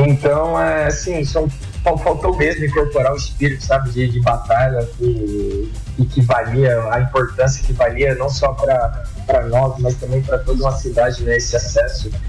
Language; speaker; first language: Portuguese; native; Portuguese